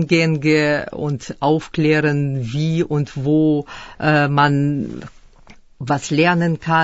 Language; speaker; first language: German; early bilingual, other home language; Russian